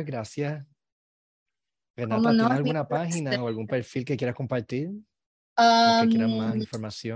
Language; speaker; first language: Spanish; native; Spanish